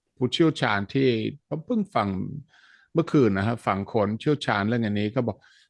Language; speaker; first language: Thai; non-native, fluent; Dutch